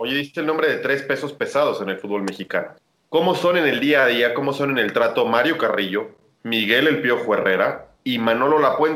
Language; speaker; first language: Spanish; native; Spanish